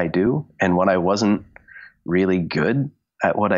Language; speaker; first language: English; native; English